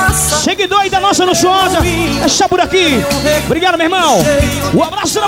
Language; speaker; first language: Portuguese; native; Portuguese